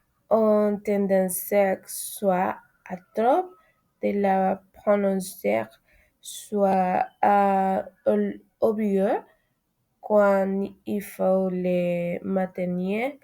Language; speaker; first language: French; non-native, learner; Spanish